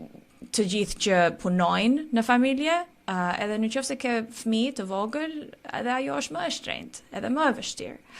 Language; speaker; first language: Albanian; early bilingual, heritage; Albanian